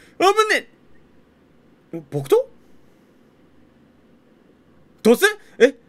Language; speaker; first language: Japanese; native; Japanese